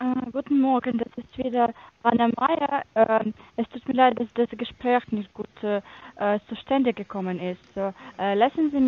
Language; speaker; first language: German; non-native, fluent; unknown